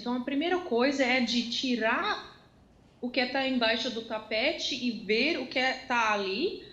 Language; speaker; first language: Portuguese; non-native, fluent; Dutch